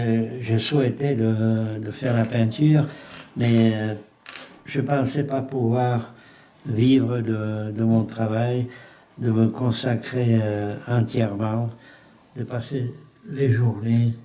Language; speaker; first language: French; non-native, fluent; Czech